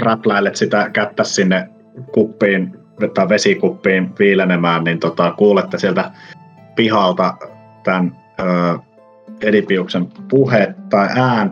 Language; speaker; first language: Finnish; native; Finnish